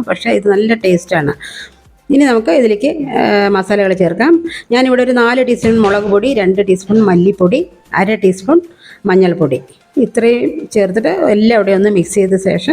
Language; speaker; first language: Malayalam; native; Malayalam